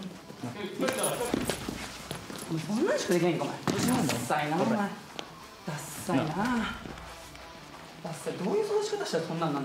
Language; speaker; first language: Japanese; native; Japanese